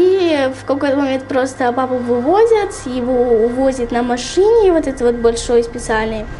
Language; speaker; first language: Russian; native; Russian